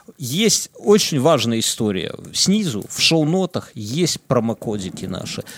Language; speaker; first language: Russian; native; Russian